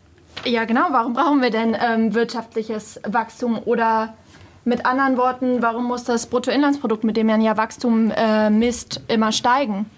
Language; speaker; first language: German; native; German